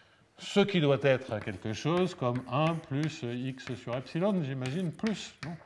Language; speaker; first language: French; native; French